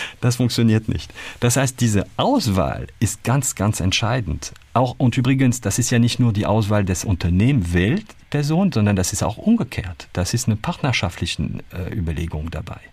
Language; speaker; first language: German; non-native, fluent; French